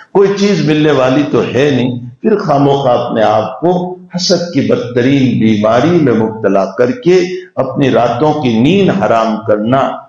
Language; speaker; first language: Urdu; non-native, local second language; Gujarati